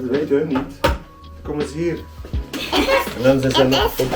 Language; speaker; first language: Dutch; native; Dutch